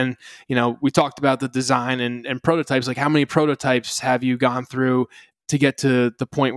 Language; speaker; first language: English; native; English